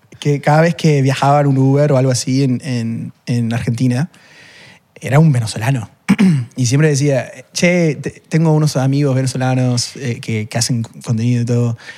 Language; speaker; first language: Spanish; non-native, fluent; English